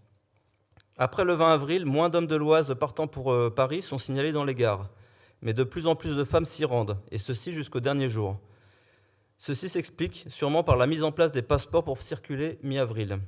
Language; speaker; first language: French; native; French